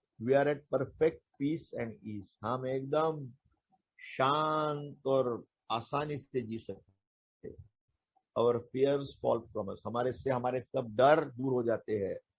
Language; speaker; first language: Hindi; non-native, local second language; Marathi